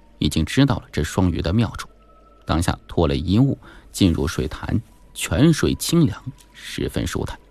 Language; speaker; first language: Chinese; native; Chinese